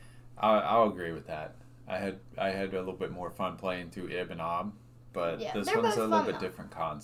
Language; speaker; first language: English; native; English